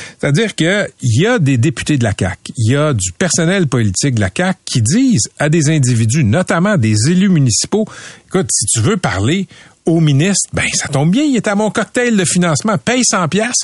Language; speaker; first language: French; native; French